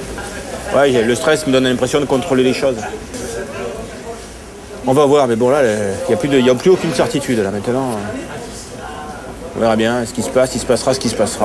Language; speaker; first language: French; native; French